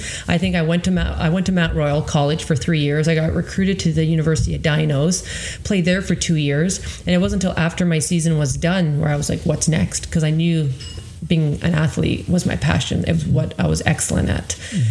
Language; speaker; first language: English; non-native, fluent; Croatian